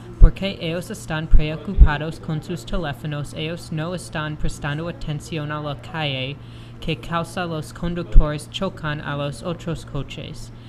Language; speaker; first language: Spanish; non-native, learner; English